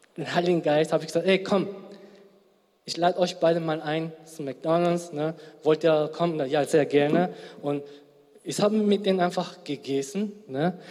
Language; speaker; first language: German; non-native, fluent; Korean